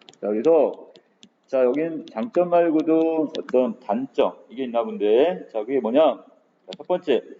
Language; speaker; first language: Korean; native; Korean